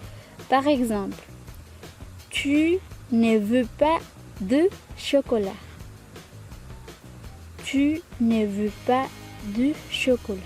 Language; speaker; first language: French; non-native, fluent; Spanish